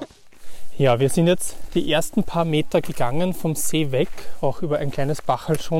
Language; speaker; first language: German; native; German